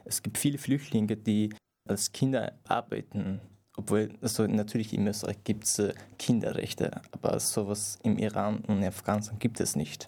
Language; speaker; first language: German; non-native, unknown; Persian